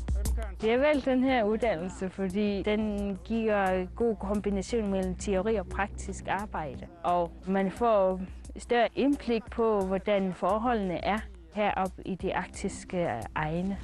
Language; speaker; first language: Danish; non-native, local second language; Kalaallisut